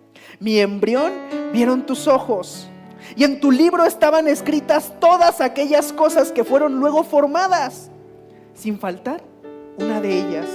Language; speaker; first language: Spanish; native; Spanish